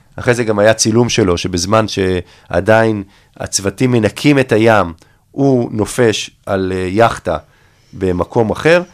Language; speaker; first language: Hebrew; native; Hebrew